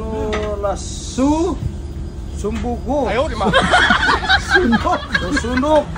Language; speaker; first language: Filipino; non-native, learner; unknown